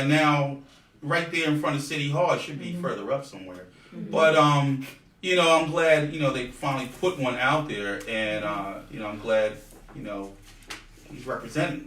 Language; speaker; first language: English; native; English